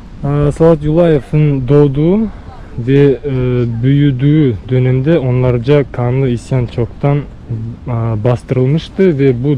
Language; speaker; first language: Turkish; non-native, learner; Bashkir